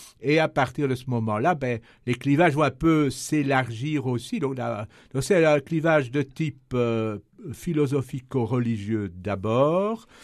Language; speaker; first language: French; native; French